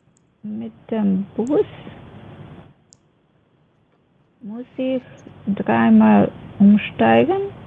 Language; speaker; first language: German; non-native, learner; Macedonian